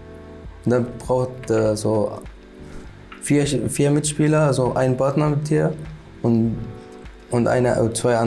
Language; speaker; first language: German; non-native, learner; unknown